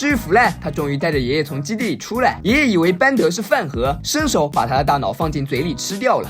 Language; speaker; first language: Chinese; native; Chinese